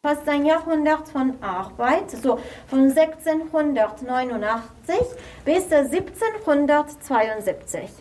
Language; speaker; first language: German; non-native, fluent; Italian